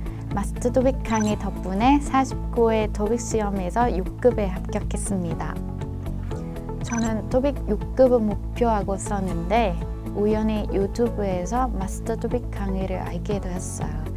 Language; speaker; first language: Korean; non-native, fluent; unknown